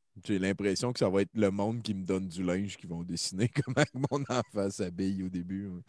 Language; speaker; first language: French; native; French